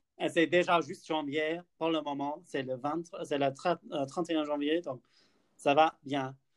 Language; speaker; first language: French; non-native, learner; English